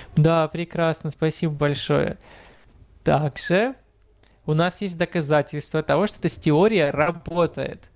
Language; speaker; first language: Russian; non-native, fluent; Arabic